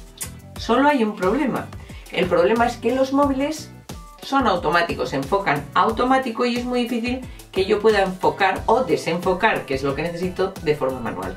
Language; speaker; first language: Spanish; native; Spanish